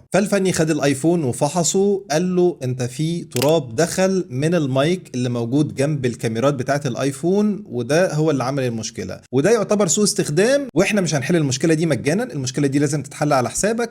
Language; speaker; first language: Arabic; native; Arabic